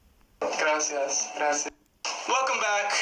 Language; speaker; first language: Spanish; non-native, learner; English